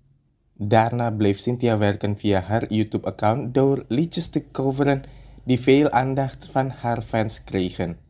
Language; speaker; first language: Dutch; non-native, fluent; Indonesian